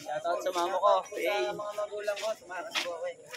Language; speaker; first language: Filipino; native; Filipino